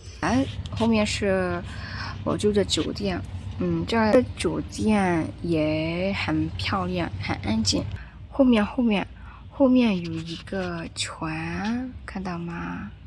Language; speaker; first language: Chinese; non-native, learner; Burmese